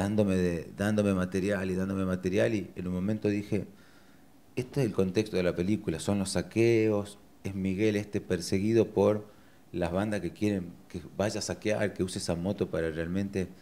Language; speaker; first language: Spanish; native; Spanish